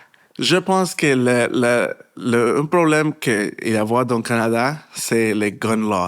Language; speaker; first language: French; non-native, learner; Spanish